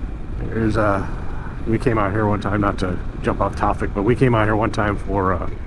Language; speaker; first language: English; native; English